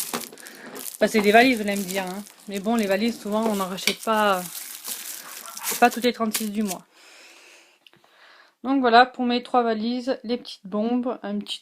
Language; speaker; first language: French; native; French